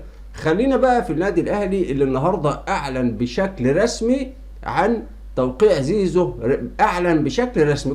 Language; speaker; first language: Arabic; native; Arabic